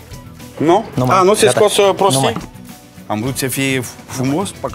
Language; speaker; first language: Romanian; non-native, learner; French